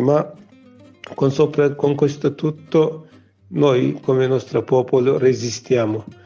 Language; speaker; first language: Italian; non-native, learner; Kurdish